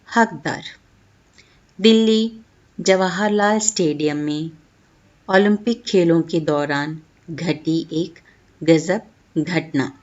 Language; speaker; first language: Hindi; non-native, local second language; Malayalam